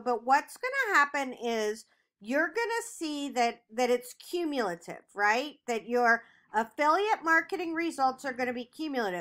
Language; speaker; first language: English; native; English